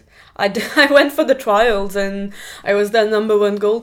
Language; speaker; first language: English; non-native, local second language; Marathi